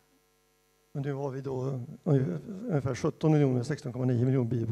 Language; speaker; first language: Swedish; native; Swedish